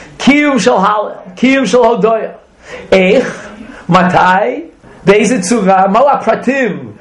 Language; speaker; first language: Hebrew; non-native, fluent; English